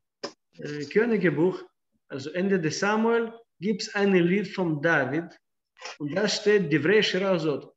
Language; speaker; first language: German; non-native, fluent; Russian